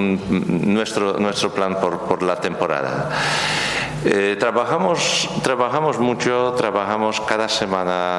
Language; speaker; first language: Spanish; non-native, learner; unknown